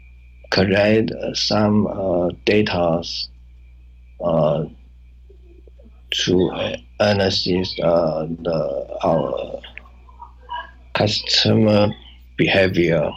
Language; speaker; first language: English; non-native, learner; Chinese